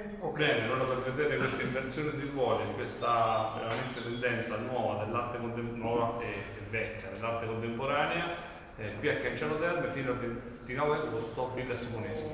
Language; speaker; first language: Italian; native; Italian